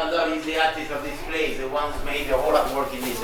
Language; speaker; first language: English; non-native, fluent; Spanish